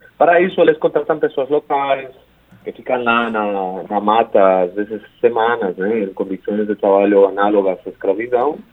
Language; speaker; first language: Portuguese; non-native, fluent; Spanish